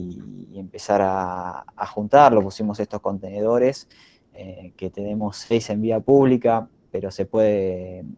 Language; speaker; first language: Spanish; native; Spanish